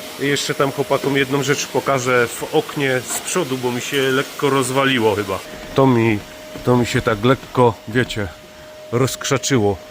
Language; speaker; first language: Polish; native; Polish